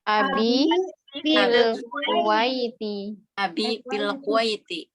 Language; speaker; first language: Arabic; non-native, learner; Indonesian